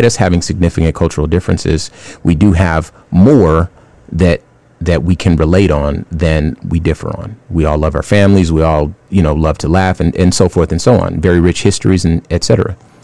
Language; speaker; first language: English; native; English